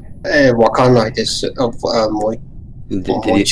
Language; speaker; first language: Japanese; non-native, learner; English